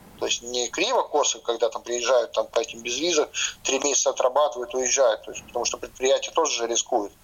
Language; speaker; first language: Russian; non-native, local second language; Latvian